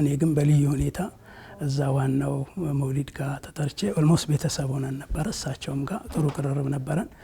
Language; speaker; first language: Amharic; native; Amharic